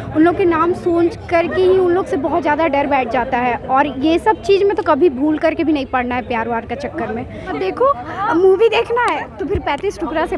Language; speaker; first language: Hindi; native; Hindi